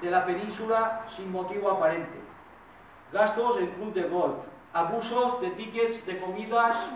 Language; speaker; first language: Spanish; non-native, local second language; Catalan